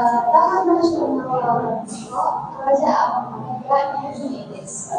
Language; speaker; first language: Japanese; non-native, learner; Indonesian